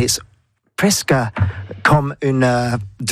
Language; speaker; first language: French; non-native, learner; English